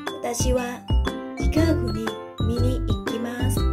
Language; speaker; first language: Japanese; non-native, learner; Thai